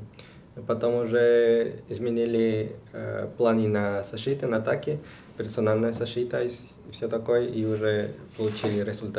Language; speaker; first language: Russian; non-native, fluent; Spanish